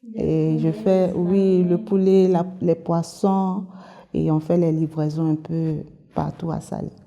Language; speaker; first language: French; native; French